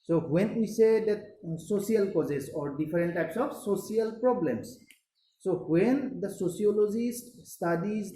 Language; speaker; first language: English; non-native, local second language; Assamese